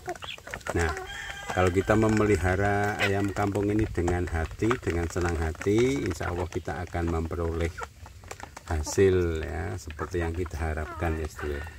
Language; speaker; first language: Indonesian; native; Indonesian